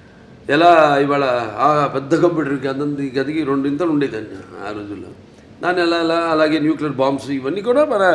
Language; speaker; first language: Telugu; native; Telugu